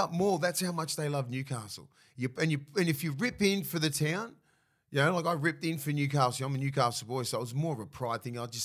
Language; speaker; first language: English; native; English